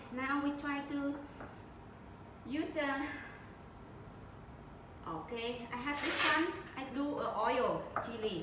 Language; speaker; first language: English; non-native, learner; Vietnamese